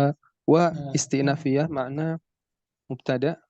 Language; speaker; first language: Arabic; non-native, learner; Indonesian